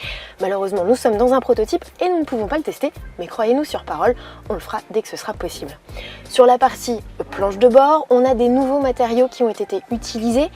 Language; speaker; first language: French; native; French